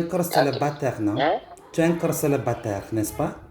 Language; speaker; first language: French; non-native, learner; Indonesian